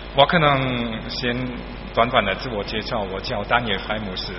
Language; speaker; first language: Chinese; non-native, fluent; German